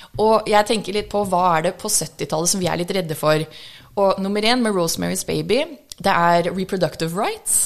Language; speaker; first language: Norwegian; non-native, fluent; English